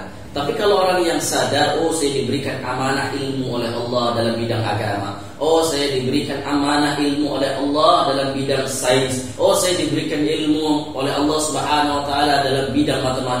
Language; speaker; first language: Indonesian; native; Indonesian